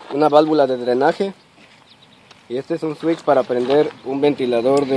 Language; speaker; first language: Spanish; native; Spanish